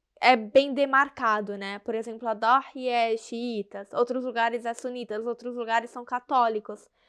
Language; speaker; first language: Portuguese; native; Portuguese